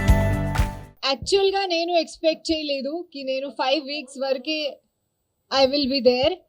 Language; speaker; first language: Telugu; non-native, learner; Hindi